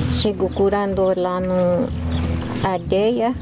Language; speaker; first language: Portuguese; non-native, local second language; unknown